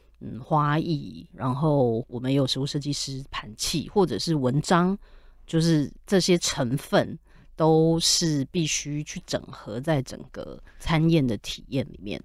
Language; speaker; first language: Chinese; native; Chinese